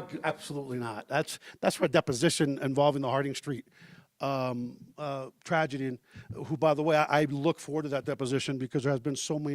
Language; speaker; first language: English; early bilingual, heritage; Spanish